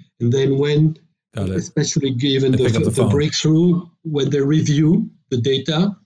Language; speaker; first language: English; non-native, fluent; French